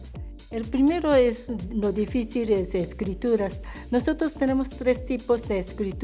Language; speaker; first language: Spanish; non-native, fluent; Japanese